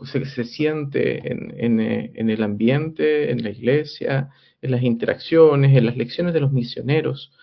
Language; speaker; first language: Spanish; native; Spanish